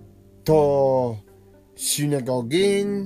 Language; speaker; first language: Greek; non-native, learner; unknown